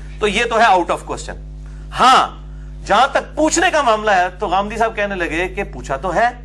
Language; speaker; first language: Urdu; non-native, local second language; Punjabi